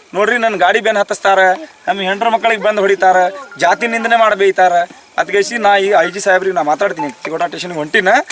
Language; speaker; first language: Kannada; non-native, local second language; Lambadi